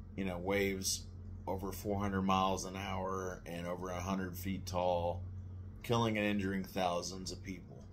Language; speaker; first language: English; native; English